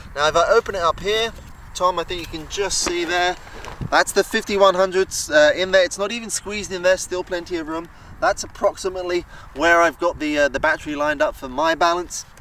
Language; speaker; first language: English; native; English